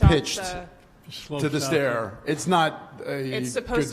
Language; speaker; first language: English; native; English